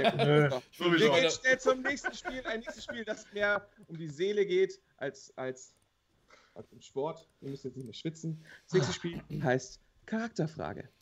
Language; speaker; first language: German; native; German